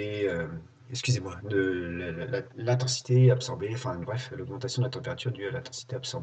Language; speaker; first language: French; native; French